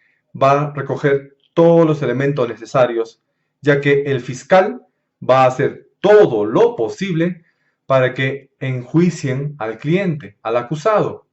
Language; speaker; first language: Spanish; native; Spanish